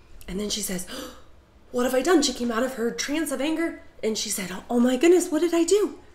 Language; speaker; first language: English; native; English